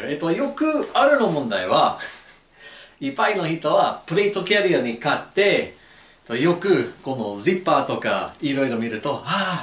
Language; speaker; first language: Japanese; non-native, learner; English